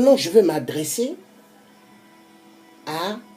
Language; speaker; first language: French; non-native, local second language; Kongo